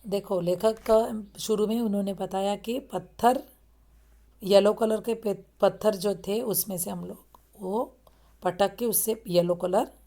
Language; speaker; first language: Hindi; non-native, local second language; Marathi